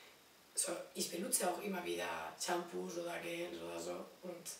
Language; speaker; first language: German; non-native, learner; Spanish